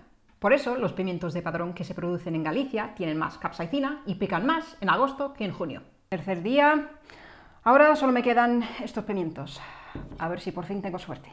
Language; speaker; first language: Spanish; non-native, fluent; English